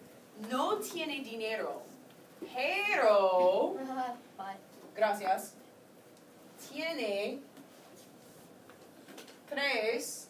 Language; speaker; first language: Spanish; non-native, fluent; English